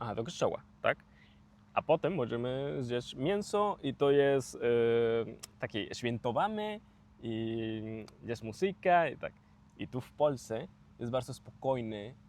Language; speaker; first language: Polish; non-native, learner; Spanish